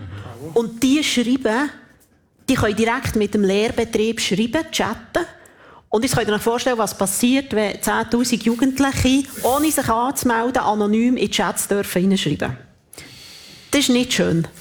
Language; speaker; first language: German; native; German